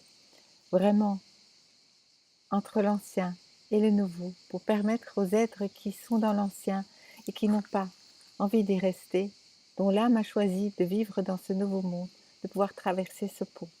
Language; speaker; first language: French; native; French